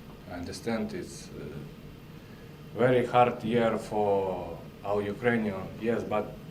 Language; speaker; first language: English; non-native, learner; Russian